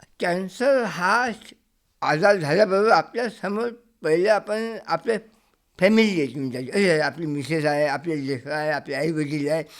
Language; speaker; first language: Marathi; native; Marathi